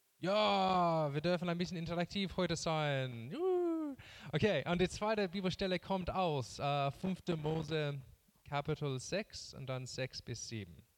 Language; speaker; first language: German; non-native, fluent; English